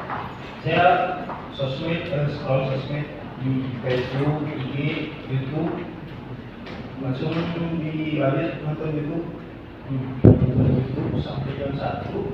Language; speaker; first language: Indonesian; non-native, local second language; Sundanese